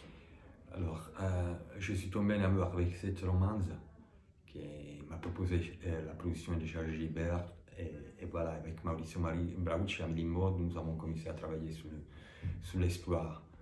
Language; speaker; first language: French; non-native, fluent; Italian